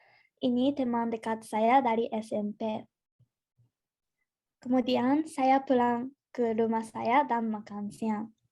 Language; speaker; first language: Indonesian; non-native, learner; Japanese